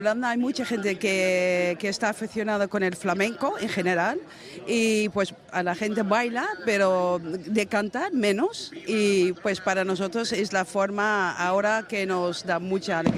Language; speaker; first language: Spanish; non-native, learner; Dutch